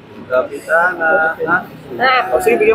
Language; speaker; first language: Filipino; native; Filipino